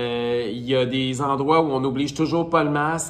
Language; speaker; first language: French; native; French